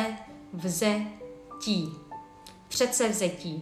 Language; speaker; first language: Czech; non-native, fluent; Vietnamese